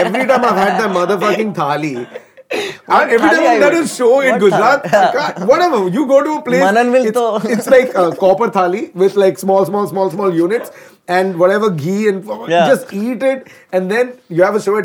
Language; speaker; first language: English; non-native, local second language; Malayalam